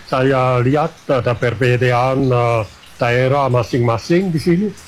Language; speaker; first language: Indonesian; non-native, fluent; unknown